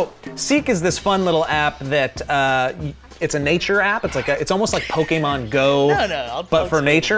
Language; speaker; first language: English; native; English